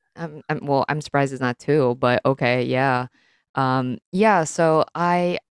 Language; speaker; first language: English; early bilingual, other home language; Filipino